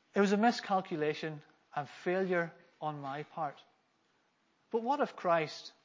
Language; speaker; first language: English; native; English